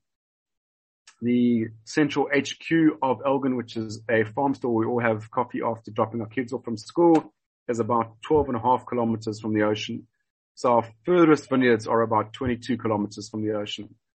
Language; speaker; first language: English; native; English